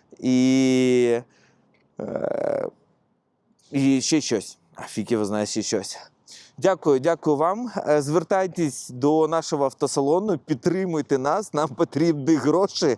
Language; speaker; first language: Ukrainian; non-native, local second language; Russian